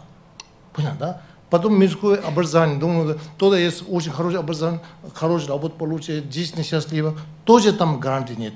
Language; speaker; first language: Russian; non-native, learner; Tibetan